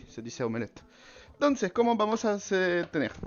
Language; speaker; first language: Spanish; non-native, learner; French